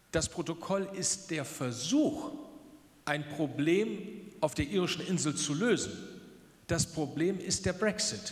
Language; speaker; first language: German; native; German